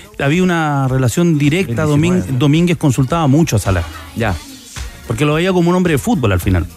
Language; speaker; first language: Spanish; native; Spanish